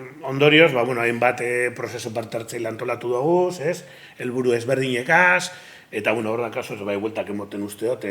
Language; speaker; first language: Basque; native; Basque